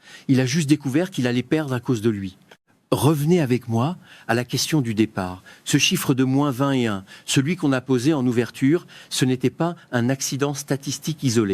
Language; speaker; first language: French; native; French